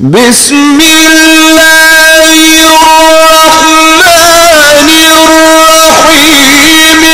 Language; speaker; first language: Arabic; native; Arabic